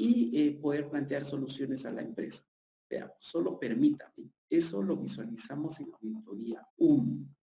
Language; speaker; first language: Spanish; native; Spanish